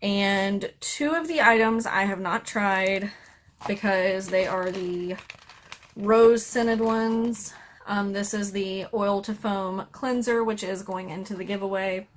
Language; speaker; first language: English; native; English